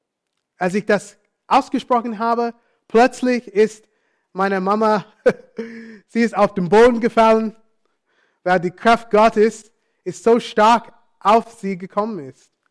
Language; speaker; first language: German; non-native, fluent; English